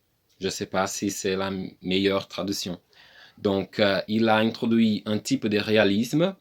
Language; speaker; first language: French; non-native, learner; Portuguese